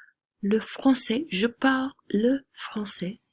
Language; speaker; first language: French; non-native, fluent; English